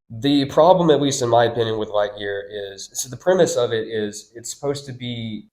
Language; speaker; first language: English; native; English